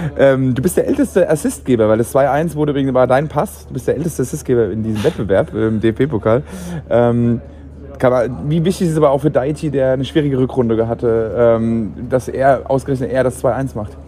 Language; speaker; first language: German; native; German